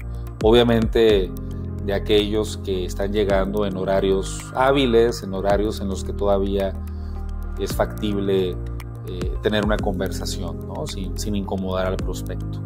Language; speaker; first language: Spanish; native; Spanish